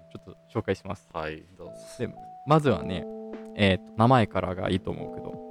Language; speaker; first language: Japanese; non-native, fluent; Italian